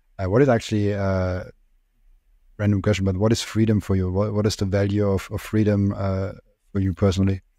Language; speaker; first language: English; non-native, fluent; German